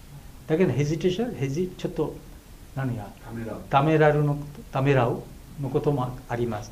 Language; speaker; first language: Japanese; non-native, fluent; Bangla